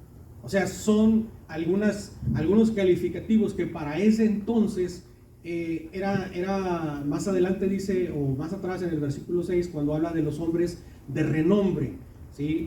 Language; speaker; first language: Spanish; native; Spanish